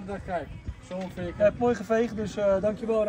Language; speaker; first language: Dutch; native; Dutch